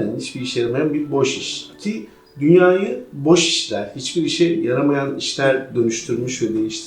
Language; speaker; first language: Turkish; native; Turkish